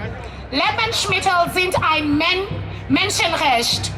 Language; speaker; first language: German; non-native, learner; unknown